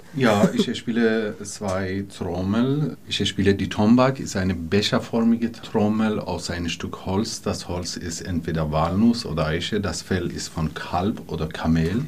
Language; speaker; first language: German; non-native, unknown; Persian